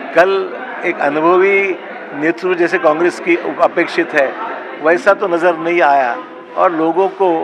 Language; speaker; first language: Hindi; non-native, local second language; Marathi